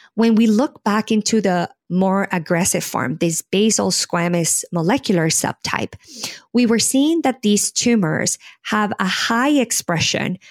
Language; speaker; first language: English; non-native, fluent; Spanish